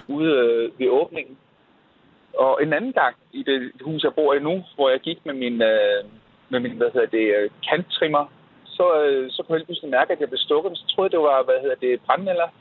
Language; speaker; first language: Danish; native; Danish